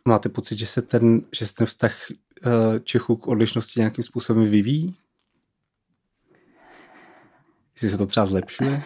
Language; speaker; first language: Czech; native; Czech